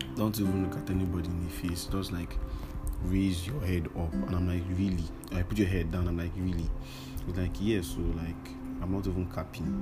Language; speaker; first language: English; non-native, local second language; Yoruba